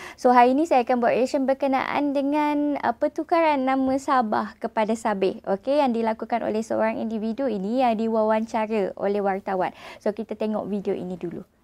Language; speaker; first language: Malay; non-native, local second language; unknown